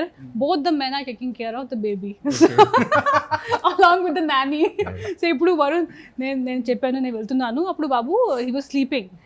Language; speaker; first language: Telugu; non-native, fluent; Hindi